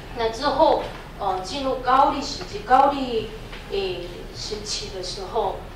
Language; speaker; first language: Chinese; non-native, fluent; Korean